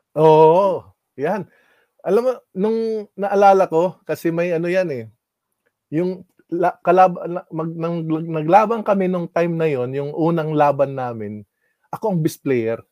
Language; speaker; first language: Filipino; non-native, local second language; Waray